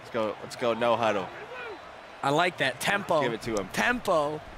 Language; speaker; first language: English; native; English